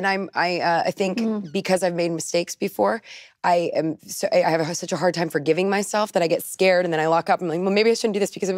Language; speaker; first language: English; native; English